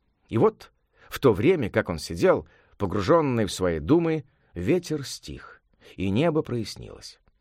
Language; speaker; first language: Russian; native; Russian